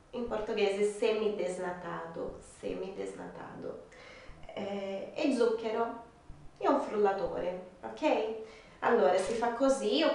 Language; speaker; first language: Italian; non-native, fluent; Portuguese